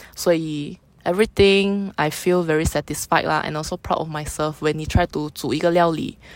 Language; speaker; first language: English; non-native, local second language; Chinese